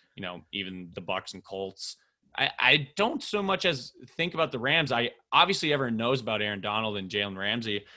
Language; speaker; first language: English; native; English